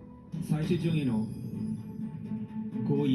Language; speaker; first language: Japanese; non-native, fluent; Korean